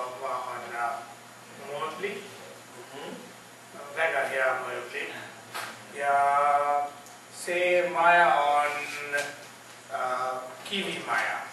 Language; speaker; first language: Estonian; non-native, learner; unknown